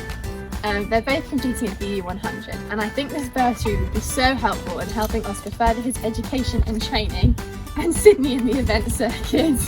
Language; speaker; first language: English; native; English